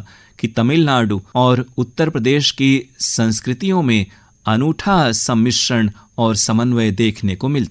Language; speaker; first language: Hindi; native; Hindi